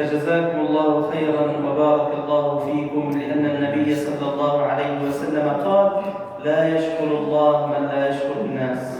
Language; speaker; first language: Arabic; native; Arabic